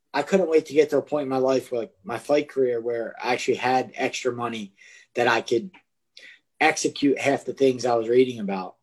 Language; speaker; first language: English; native; English